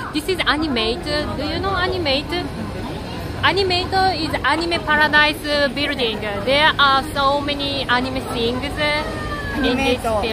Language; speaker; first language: English; non-native, learner; Japanese